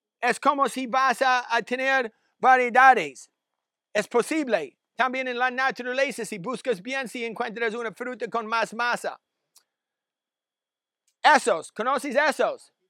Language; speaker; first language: Spanish; non-native, learner; English